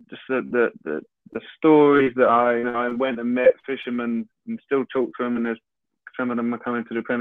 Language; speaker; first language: English; native; English